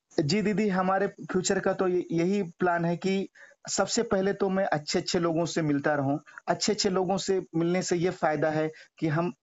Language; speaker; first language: Hindi; native; Hindi